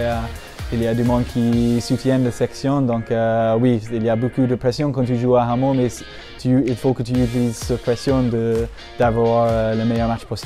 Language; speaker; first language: French; non-native, fluent; English